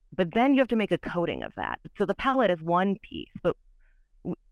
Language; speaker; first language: English; native; English